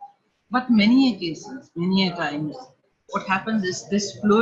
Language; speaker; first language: English; non-native, local second language; Urdu